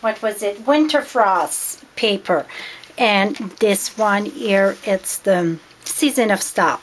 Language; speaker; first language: English; non-native, fluent; French